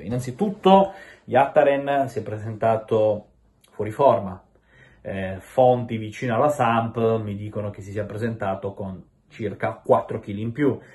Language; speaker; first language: Italian; native; Italian